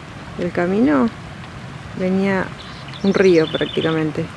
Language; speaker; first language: Spanish; native; Spanish